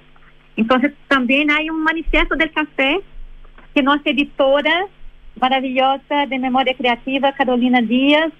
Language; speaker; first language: Spanish; non-native, fluent; Portuguese